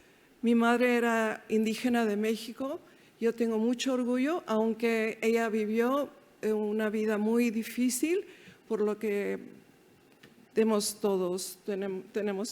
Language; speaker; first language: Spanish; early bilingual, heritage; Spanish